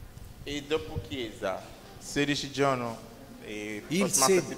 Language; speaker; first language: Italian; non-native, learner; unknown